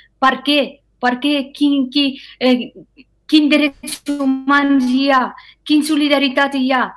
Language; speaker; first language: Catalan; non-native, fluent; Persian